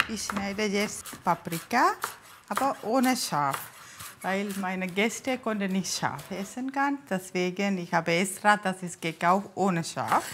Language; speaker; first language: German; non-native, learner; Tamil